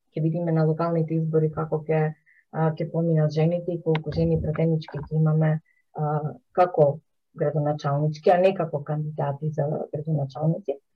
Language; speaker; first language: Macedonian; native; Macedonian